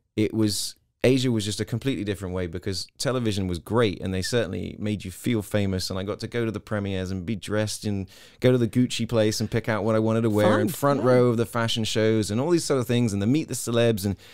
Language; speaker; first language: English; native; English